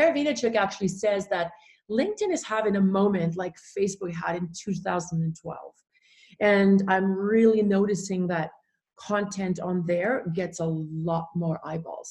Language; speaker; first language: English; non-native, fluent; German